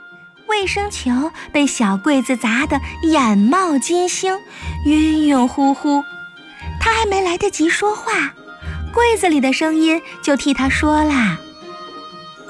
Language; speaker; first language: Chinese; native; Chinese